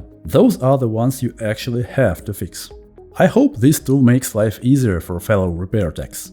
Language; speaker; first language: English; non-native, fluent; Russian